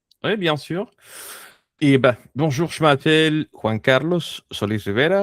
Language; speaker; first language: French; non-native, fluent; Spanish